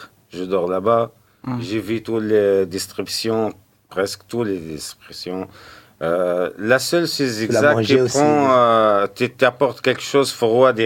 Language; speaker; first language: French; non-native, learner; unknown